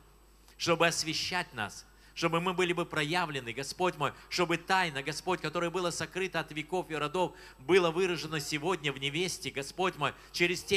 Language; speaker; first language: Russian; native; Russian